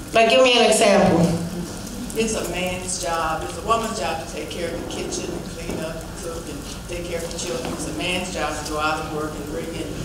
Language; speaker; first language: English; native; English